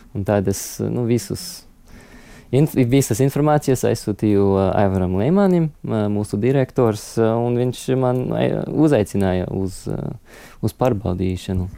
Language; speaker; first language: Latvian; non-native, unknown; English